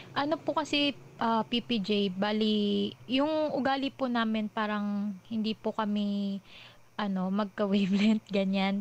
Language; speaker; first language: Filipino; native; Filipino